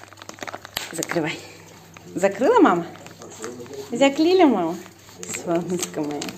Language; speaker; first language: Russian; native; Russian